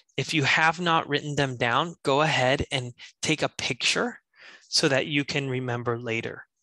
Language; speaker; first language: English; native; English